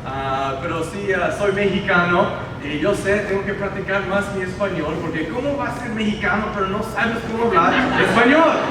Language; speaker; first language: Spanish; early bilingual, heritage; Spanish